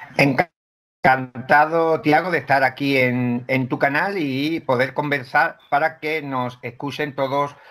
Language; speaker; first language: Spanish; native; Spanish